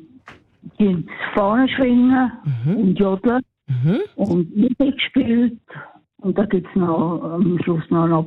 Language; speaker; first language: German; native; German